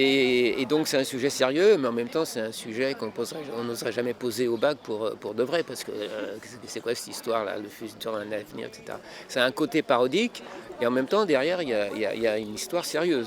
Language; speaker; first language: French; native; French